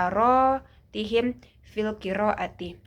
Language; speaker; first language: Arabic; non-native, learner; Indonesian